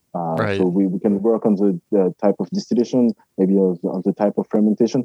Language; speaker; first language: English; non-native, fluent; French